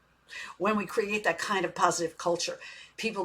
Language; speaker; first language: English; native; English